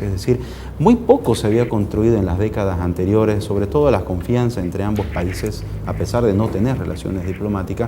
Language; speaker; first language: Spanish; native; Spanish